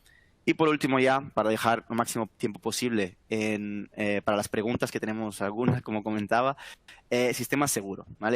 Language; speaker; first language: Spanish; native; Spanish